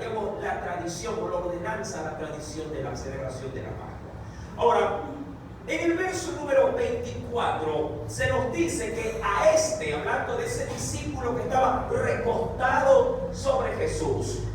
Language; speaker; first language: Spanish; native; Spanish